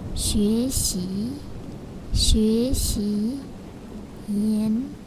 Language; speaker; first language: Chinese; non-native, fluent; Lao